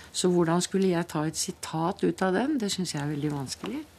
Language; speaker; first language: Norwegian; native; Norwegian